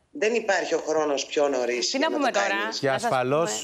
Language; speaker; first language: Greek; native; Greek